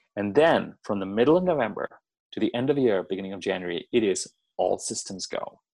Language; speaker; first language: English; non-native, local second language; Hindi